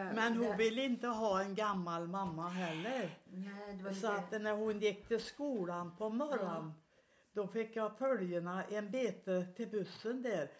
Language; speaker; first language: Swedish; native; Swedish